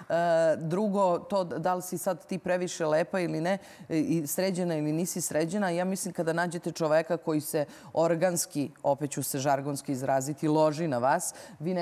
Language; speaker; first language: Serbian; native; Serbian